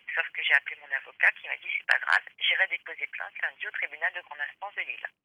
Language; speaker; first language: French; native; French